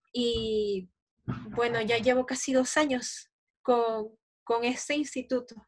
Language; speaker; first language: Spanish; native; Spanish